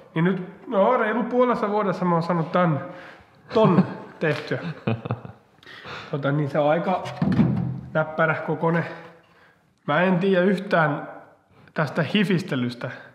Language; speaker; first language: Finnish; native; Finnish